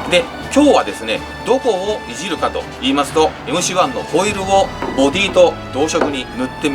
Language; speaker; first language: Japanese; native; Japanese